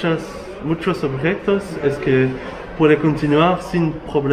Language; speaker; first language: Spanish; non-native, learner; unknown